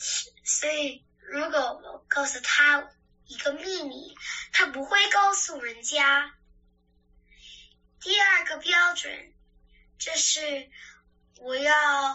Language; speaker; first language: Chinese; early bilingual, heritage; English